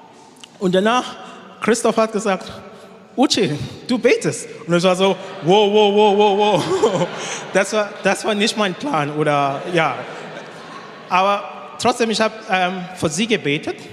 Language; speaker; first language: German; non-native, learner; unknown